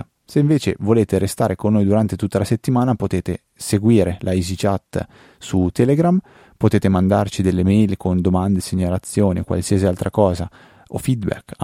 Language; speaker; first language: Italian; native; Italian